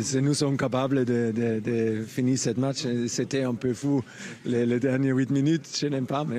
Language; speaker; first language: French; non-native, fluent; German